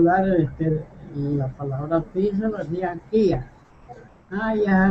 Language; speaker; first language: Spanish; non-native, local second language; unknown